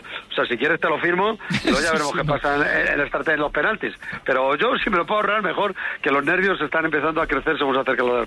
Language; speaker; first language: Spanish; native; Spanish